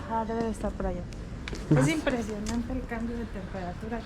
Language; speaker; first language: Spanish; native; Spanish